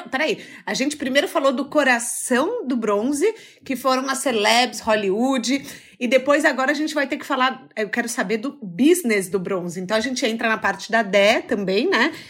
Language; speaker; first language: Portuguese; native; Portuguese